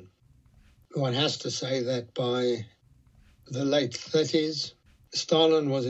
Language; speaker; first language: English; native; English